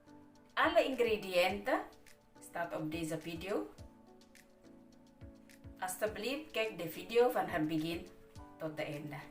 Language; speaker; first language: Dutch; non-native, learner; Indonesian